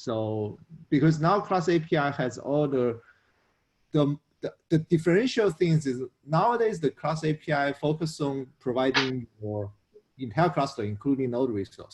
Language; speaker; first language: English; non-native, fluent; Chinese